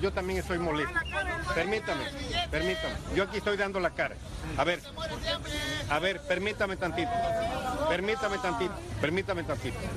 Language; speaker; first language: Spanish; native; Spanish